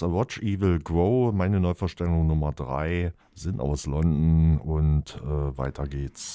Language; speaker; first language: German; native; German